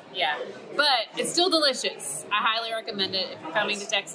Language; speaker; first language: English; native; English